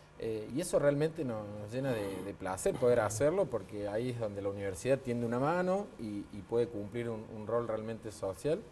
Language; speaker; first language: Spanish; native; Spanish